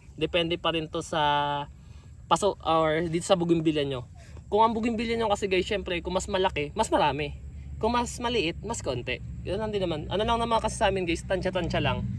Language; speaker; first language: Filipino; native; Filipino